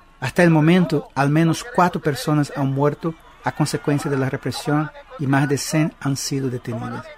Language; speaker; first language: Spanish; non-native, learner; Portuguese